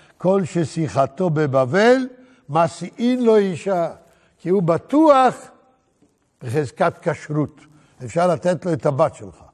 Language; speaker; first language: Hebrew; native; Hebrew